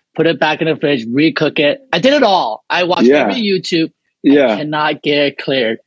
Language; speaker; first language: English; non-native, fluent; Chinese